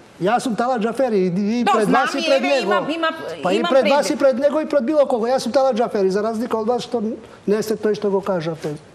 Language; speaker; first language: Macedonian; non-native, local second language; Albanian